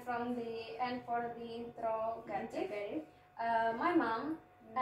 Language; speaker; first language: English; non-native, learner; Indonesian